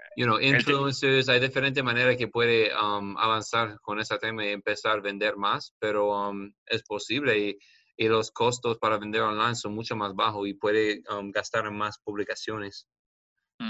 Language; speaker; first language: Spanish; non-native, learner; English